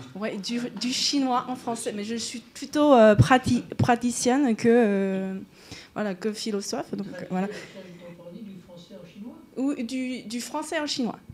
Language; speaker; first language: French; non-native, fluent; Chinese